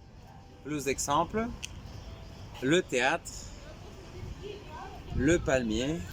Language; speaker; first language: French; non-native, fluent; Spanish